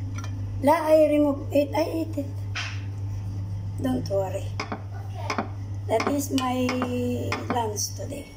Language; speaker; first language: English; non-native, learner; Filipino